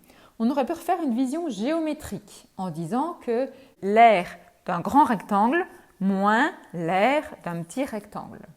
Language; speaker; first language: French; native; French